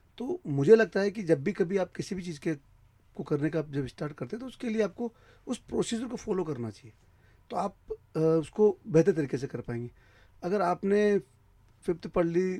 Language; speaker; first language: Hindi; native; Hindi